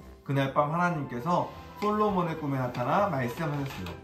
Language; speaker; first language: Korean; native; Korean